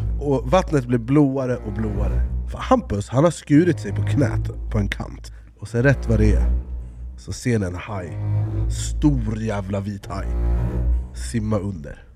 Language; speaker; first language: Swedish; native; Swedish